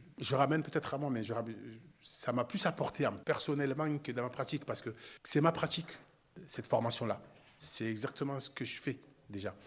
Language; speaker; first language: French; native; French